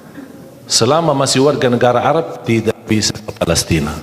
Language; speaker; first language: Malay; non-native, fluent; Arabic